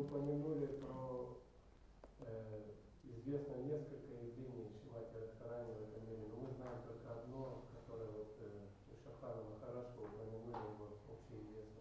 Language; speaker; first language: Russian; native; Russian